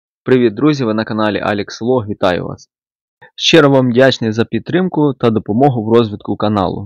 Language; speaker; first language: Ukrainian; native; Ukrainian